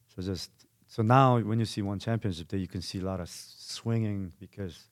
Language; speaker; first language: English; non-native, fluent; Korean